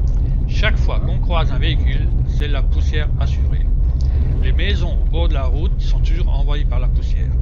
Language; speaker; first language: French; native; French